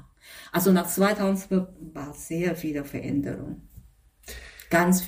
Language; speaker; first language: German; non-native, fluent; Chinese